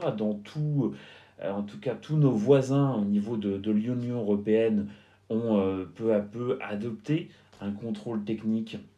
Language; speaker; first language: French; native; French